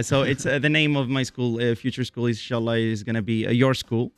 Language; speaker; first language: English; non-native, fluent; Arabic